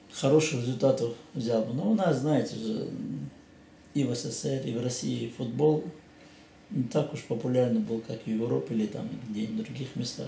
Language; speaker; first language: Russian; non-native, local second language; Chechen